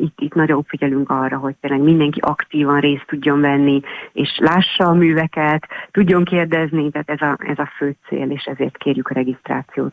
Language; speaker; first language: Hungarian; native; Hungarian